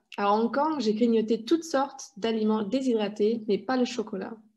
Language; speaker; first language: French; non-native, fluent; German